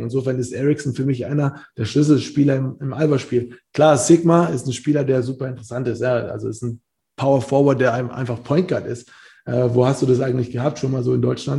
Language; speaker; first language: German; native; German